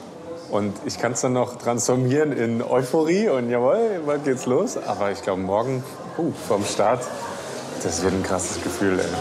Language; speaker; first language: German; native; German